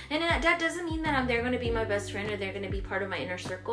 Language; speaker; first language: English; early bilingual, other home language; Spanish